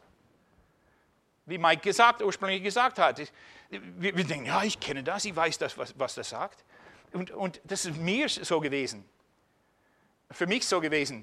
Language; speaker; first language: German; non-native, fluent; English